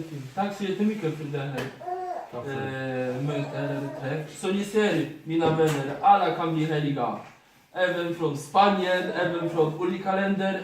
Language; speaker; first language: Swedish; non-native, fluent; Polish